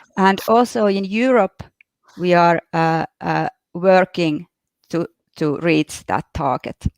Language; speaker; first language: English; non-native, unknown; Finnish